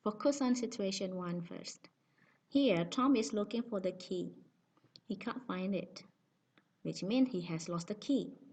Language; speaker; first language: English; non-native, fluent; Indonesian